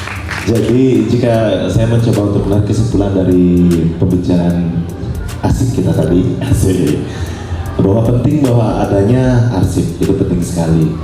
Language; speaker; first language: Indonesian; native; Indonesian